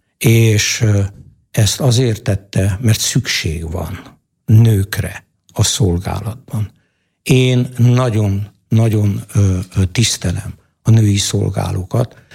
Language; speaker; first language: Hungarian; native; Hungarian